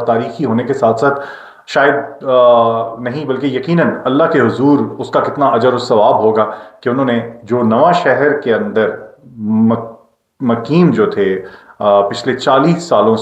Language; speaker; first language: Urdu; non-native, local second language; Northern Hindko